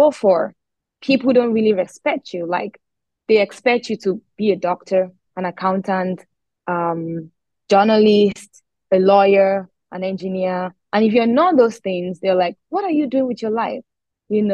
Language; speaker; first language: English; non-native, local second language; Yoruba